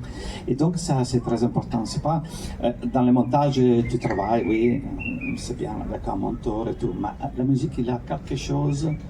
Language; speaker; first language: French; non-native, fluent; Italian